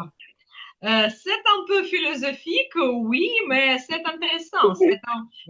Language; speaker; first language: French; non-native, fluent; Ukrainian